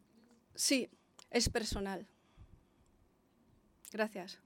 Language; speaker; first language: Spanish; non-native, fluent; Lithuanian